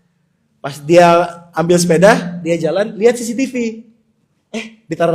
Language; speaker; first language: Indonesian; native; Indonesian